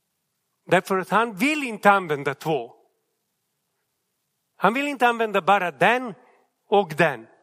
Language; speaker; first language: Swedish; non-native, fluent; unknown